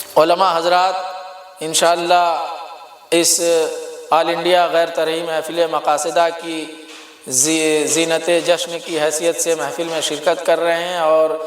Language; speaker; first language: Urdu; native; Urdu